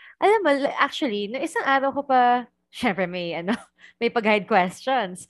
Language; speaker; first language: Filipino; native; Filipino